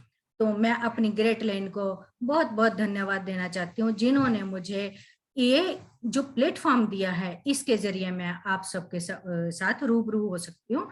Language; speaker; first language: Hindi; native; Hindi